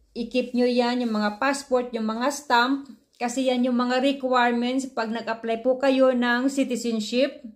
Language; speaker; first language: Filipino; native; Filipino